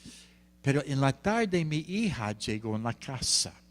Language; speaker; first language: Spanish; non-native, fluent; English